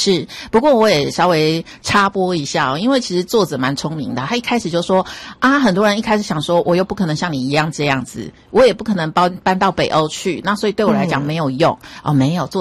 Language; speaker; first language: Chinese; native; Chinese